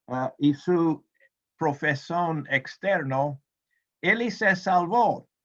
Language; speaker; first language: Spanish; non-native, learner; Portuguese